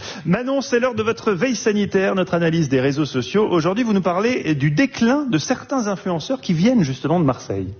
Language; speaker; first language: French; native; French